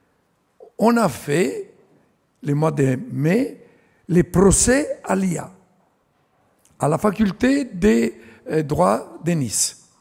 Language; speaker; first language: French; non-native, fluent; Italian